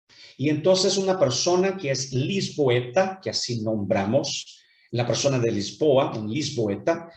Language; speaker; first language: Spanish; non-native, fluent; Portuguese